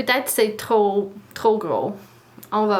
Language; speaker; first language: French; non-native, learner; English